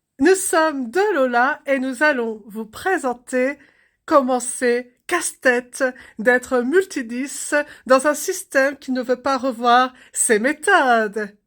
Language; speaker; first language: French; native; French